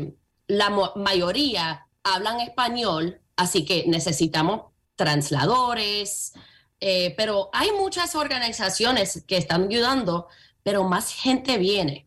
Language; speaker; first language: Spanish; early bilingual, heritage; Spanish